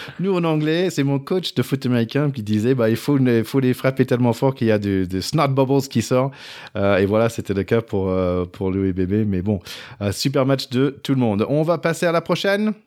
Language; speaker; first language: French; non-native, fluent; English